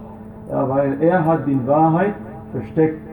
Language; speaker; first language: German; non-native, fluent; Arabic